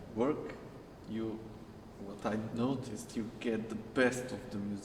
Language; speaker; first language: English; non-native, fluent; Slovenian